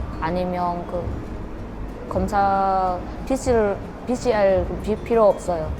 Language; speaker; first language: Korean; non-native, learner; Vietnamese